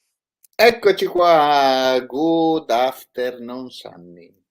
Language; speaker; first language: English; non-native, learner; Italian